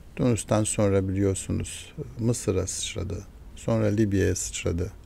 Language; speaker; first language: Turkish; early bilingual, heritage; Arabic